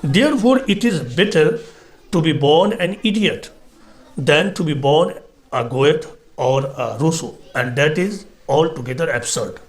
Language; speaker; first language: English; non-native, local second language; Urdu